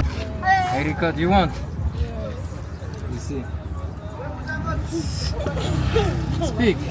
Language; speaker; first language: English; non-native, learner; French